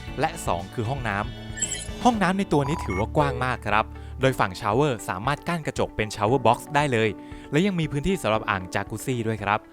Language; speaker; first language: Thai; native; Thai